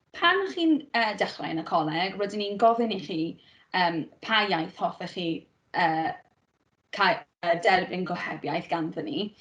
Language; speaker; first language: Welsh; non-native, local second language; English